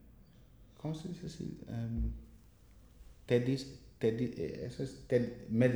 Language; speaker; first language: Spanish; non-native, learner; English